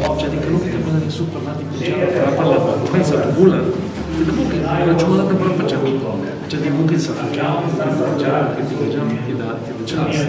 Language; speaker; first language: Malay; non-native, fluent; Hebrew